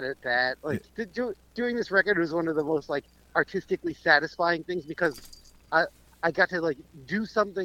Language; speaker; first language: English; native; English